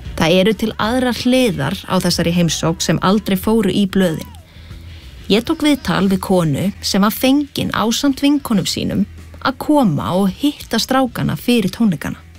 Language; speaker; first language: Icelandic; native; Icelandic